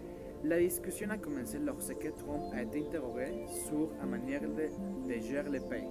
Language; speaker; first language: French; non-native, learner; Spanish